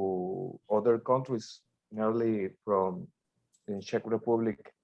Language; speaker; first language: English; non-native, learner; Spanish